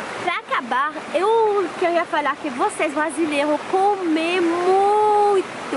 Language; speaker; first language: Portuguese; non-native, fluent; French